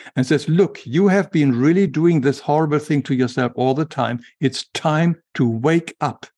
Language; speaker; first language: English; non-native, fluent; German